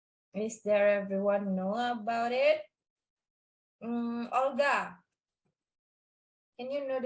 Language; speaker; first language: English; non-native, learner; Indonesian